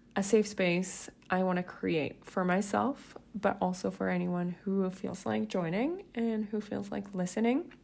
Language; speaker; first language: English; non-native, fluent; Swiss German